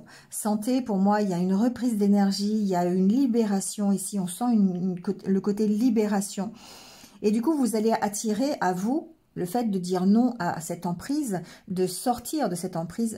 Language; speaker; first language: French; native; French